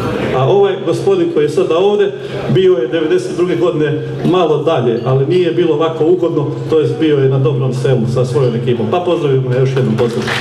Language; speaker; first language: Croatian; native; Croatian